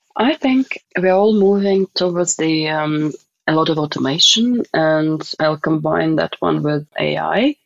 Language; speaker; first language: English; non-native, fluent; Russian